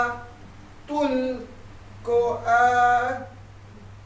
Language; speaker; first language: Arabic; non-native, fluent; Malay